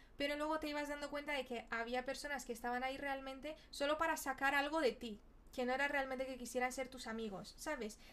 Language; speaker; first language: Spanish; early bilingual, other home language; Portuguese